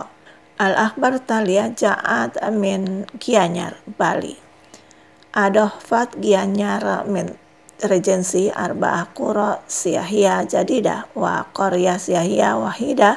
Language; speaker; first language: Arabic; non-native, learner; Indonesian